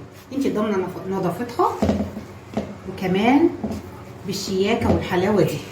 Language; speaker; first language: Arabic; native; Arabic